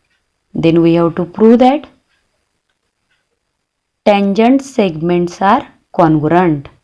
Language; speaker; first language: English; non-native, local second language; Marathi